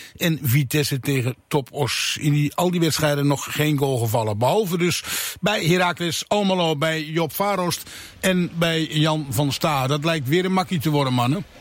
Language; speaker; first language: Dutch; native; Dutch